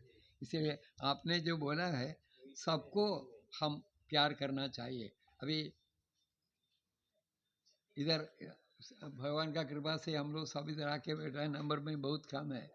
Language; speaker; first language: Hindi; non-native, local second language; Malayalam